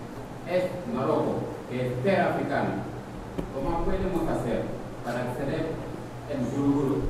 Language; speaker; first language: Spanish; non-native, fluent; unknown